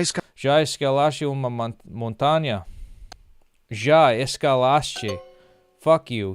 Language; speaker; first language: Portuguese; non-native, learner; English